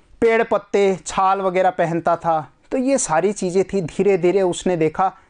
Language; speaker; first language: Hindi; native; Hindi